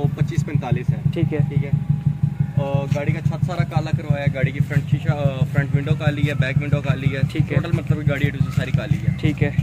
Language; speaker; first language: Urdu; non-native, local second language; Punjabi